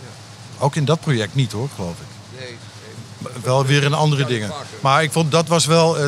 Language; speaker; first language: Dutch; native; Dutch